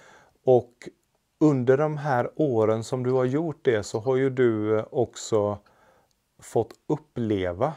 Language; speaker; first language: Swedish; native; Swedish